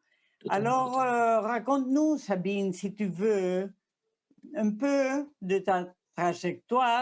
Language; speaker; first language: French; non-native, fluent; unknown